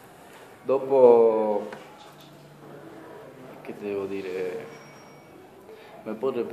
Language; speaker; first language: Italian; non-native, fluent; Spanish